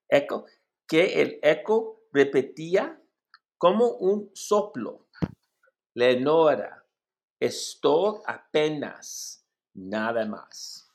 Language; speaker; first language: Spanish; non-native, learner; English